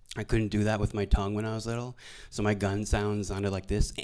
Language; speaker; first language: English; native; English